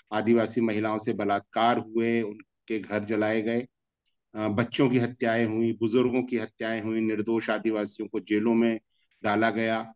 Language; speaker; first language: Hindi; native; Hindi